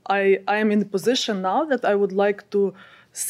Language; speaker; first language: English; non-native, learner; Ukrainian